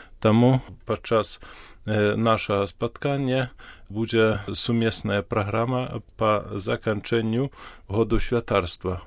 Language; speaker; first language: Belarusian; native; Belarusian